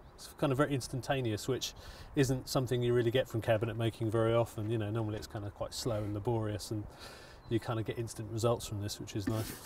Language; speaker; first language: English; native; English